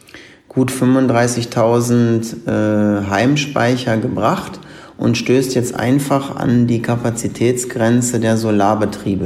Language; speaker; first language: German; native; German